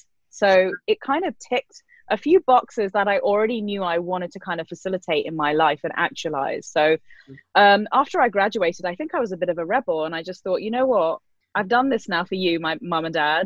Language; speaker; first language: English; native; English